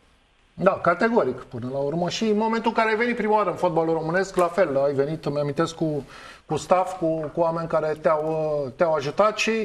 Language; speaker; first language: Romanian; native; Romanian